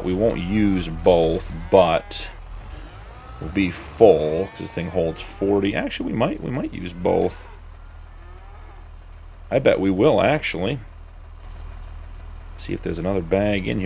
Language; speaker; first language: English; native; English